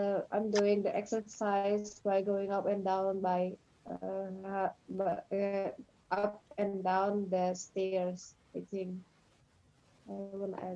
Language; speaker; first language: English; non-native, learner; Indonesian